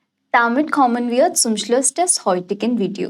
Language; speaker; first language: German; non-native, fluent; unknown